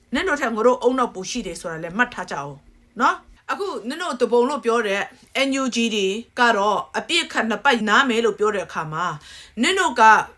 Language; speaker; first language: Burmese; native; Burmese